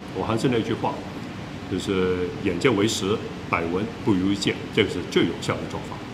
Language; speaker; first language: Chinese; non-native, local second language; Cantonese